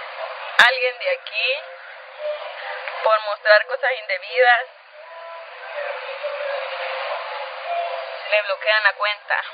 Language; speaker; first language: Spanish; native; Spanish